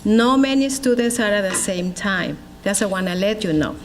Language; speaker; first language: English; non-native, learner; Spanish